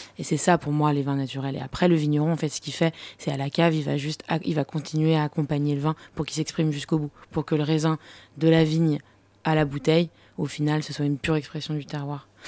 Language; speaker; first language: French; native; French